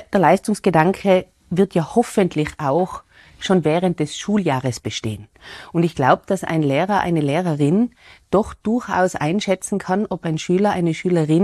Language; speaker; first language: German; native; German